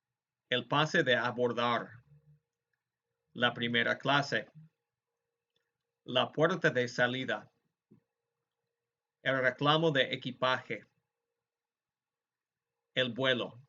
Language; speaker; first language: Spanish; non-native, fluent; English